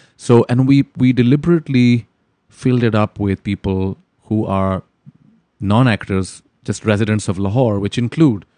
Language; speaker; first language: English; non-native, local second language; Urdu